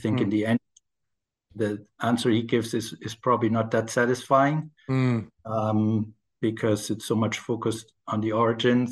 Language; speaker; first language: English; non-native, fluent; German